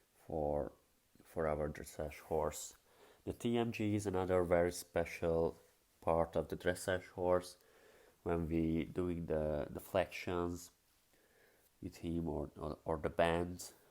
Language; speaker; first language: English; non-native, fluent; Hungarian